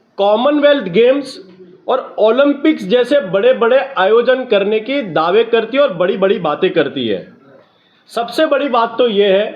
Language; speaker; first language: Hindi; non-native, local second language; Gujarati